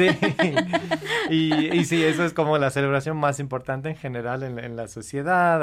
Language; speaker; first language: Spanish; non-native, fluent; English